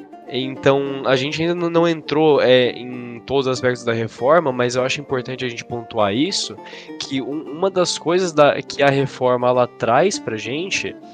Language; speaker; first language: Portuguese; native; Portuguese